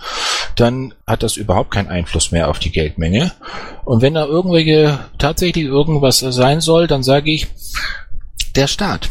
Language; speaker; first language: German; native; German